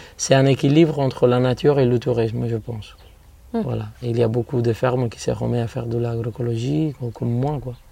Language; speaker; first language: French; non-native, fluent; Spanish